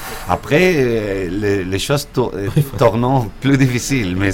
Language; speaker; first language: French; non-native, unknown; Spanish